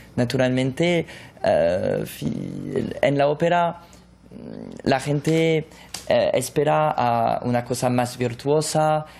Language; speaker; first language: Spanish; non-native, fluent; French